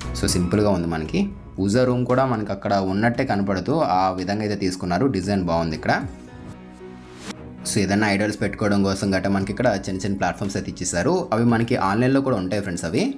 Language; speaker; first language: Telugu; native; Telugu